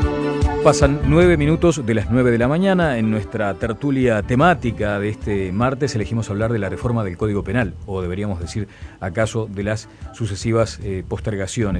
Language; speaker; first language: Spanish; native; Spanish